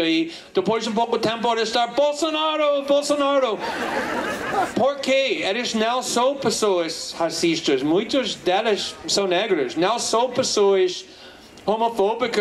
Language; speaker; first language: Portuguese; non-native, fluent; English